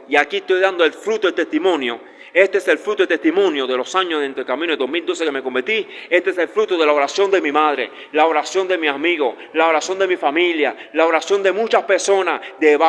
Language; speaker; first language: Spanish; native; Spanish